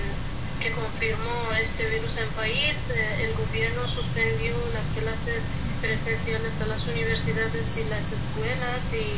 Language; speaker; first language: Spanish; non-native, learner; Persian